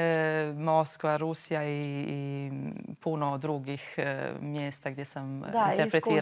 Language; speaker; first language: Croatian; non-native, local second language; Albanian